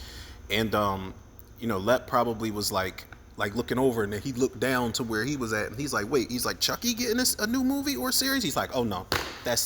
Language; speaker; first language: English; native; English